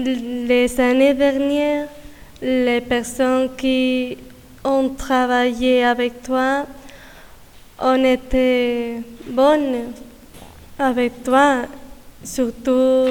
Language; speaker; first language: French; non-native, learner; Spanish